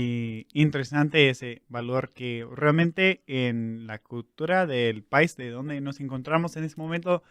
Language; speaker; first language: Spanish; non-native, fluent; English